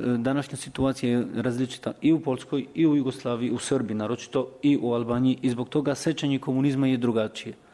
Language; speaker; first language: Serbian; non-native, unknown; Albanian